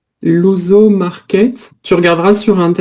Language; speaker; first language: French; native; French